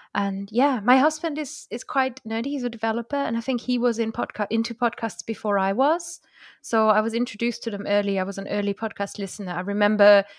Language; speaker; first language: English; non-native, fluent; German